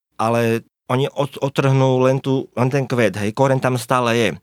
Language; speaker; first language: Slovak; native; Slovak